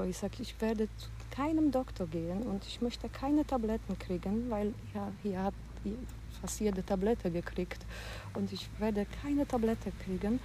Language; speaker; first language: German; non-native, fluent; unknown